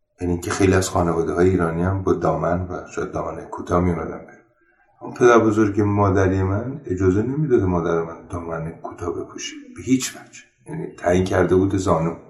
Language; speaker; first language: Persian; non-native, local second language; Armenian